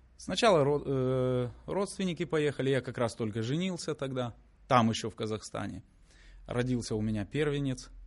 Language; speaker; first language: Russian; native; Russian